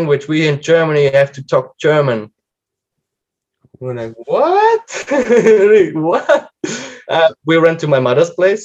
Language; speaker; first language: English; non-native, fluent; German